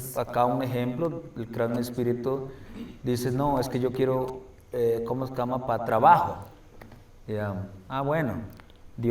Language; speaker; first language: Spanish; native; Spanish